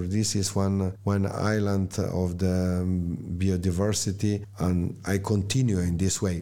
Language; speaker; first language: English; non-native, learner; Slovenian